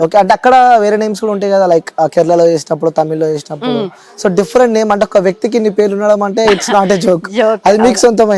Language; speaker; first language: Telugu; native; Telugu